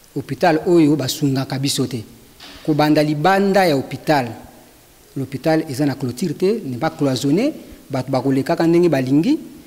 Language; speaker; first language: Lingala; native; Lingala